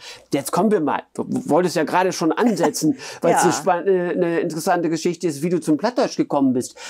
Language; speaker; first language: German; native; German